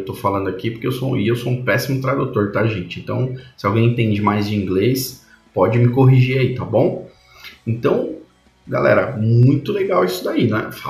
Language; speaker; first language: Portuguese; native; Portuguese